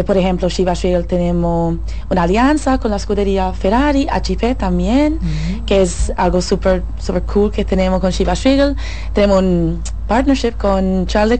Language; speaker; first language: Spanish; non-native, fluent; English